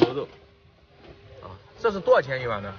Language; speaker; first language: Chinese; native; Chinese